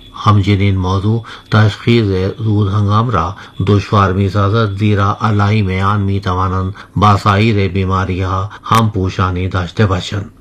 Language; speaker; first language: Persian; non-native, fluent; Urdu